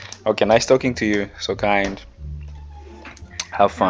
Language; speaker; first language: English; non-native, learner; Swahili